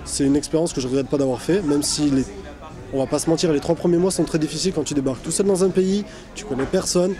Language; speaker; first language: French; native; French